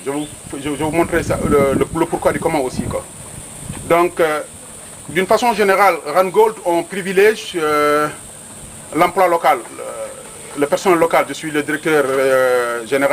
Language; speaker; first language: French; non-native, local second language; Wolof